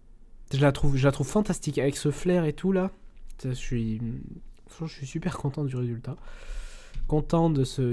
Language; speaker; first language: French; native; French